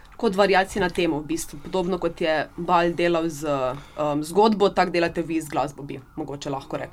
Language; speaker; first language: Slovenian; native; Slovenian